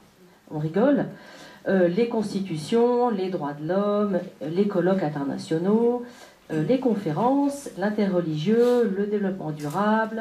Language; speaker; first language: French; native; French